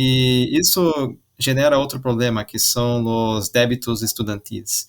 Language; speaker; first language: Portuguese; non-native, learner; Spanish